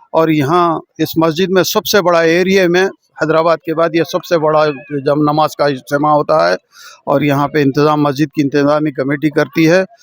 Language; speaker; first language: Urdu; native; Urdu